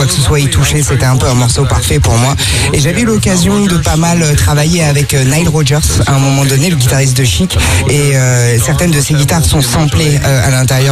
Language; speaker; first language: French; non-native, fluent; Dutch